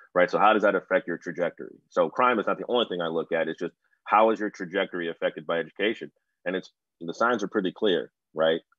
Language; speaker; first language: English; native; English